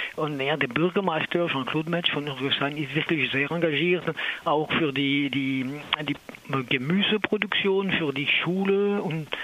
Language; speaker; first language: German; non-native, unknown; French